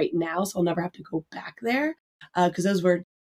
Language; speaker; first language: English; native; English